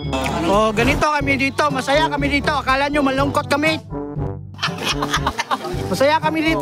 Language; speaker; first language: Filipino; non-native, local second language; Cebuano